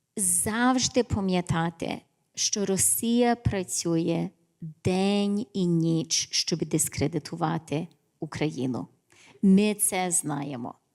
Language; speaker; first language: Ukrainian; early bilingual, heritage; English